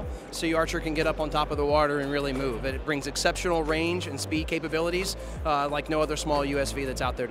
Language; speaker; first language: English; native; English